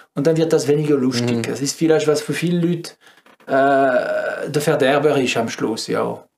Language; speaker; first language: German; non-native, fluent; French